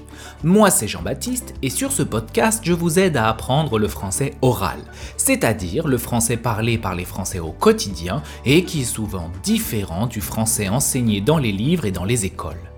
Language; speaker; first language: French; native; French